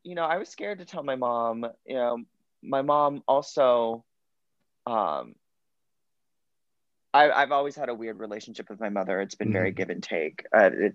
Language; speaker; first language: English; native; English